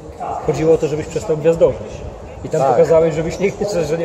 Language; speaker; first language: Polish; native; Polish